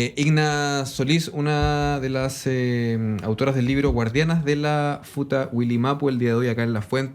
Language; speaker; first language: Spanish; native; Spanish